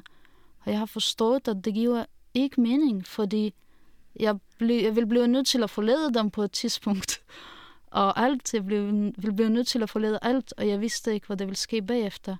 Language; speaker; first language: Danish; non-native, fluent; Russian